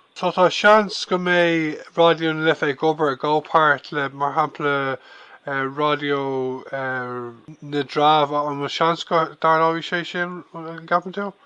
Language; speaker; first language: Irish; non-native, local second language; English